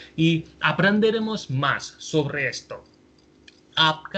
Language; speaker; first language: Spanish; non-native, fluent; Hindi